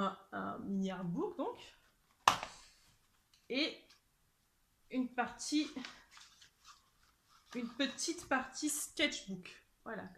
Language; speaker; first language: French; native; French